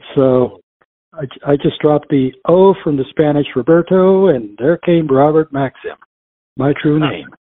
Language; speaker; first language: English; early bilingual, other home language; Spanish